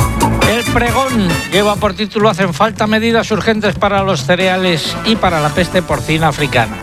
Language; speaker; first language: Spanish; native; Spanish